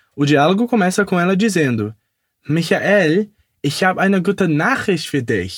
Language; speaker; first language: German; non-native, fluent; Portuguese